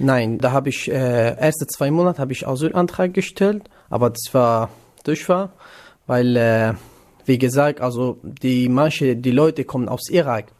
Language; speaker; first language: German; non-native, learner; Kurdish